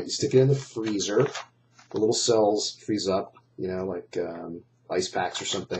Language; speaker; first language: English; native; English